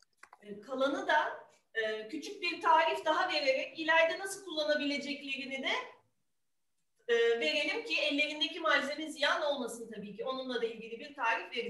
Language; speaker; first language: Turkish; native; Turkish